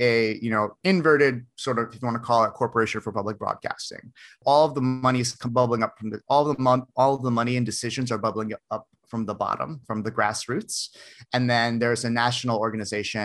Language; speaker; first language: English; native; English